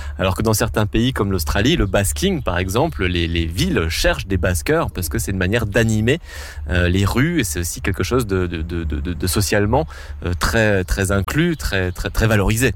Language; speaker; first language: French; native; French